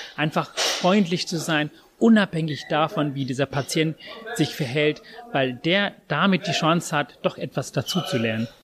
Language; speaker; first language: German; non-native, fluent; Tamil